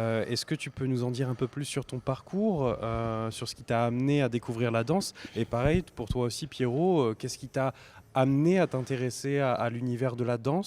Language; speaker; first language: French; native; French